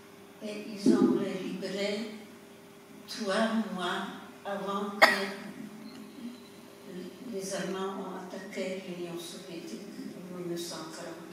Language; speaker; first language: French; non-native, fluent; Polish